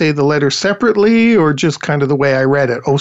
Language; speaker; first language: English; native; English